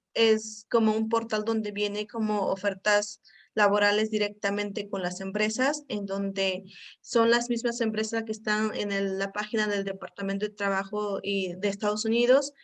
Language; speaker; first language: Spanish; native; Spanish